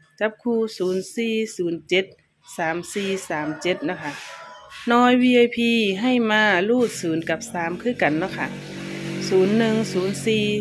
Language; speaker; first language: Thai; non-native, local second language; Lao